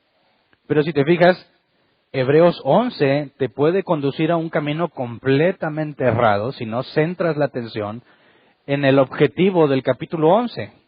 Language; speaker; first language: Spanish; native; Spanish